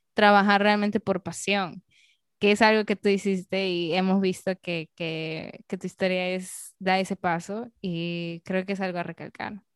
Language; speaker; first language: Spanish; native; Spanish